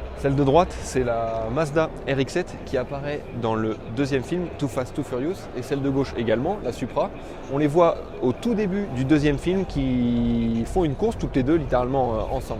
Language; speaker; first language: French; native; French